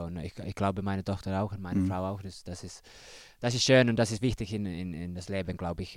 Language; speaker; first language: German; non-native, learner; Finnish